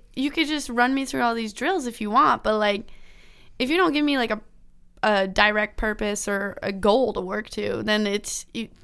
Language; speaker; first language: English; native; English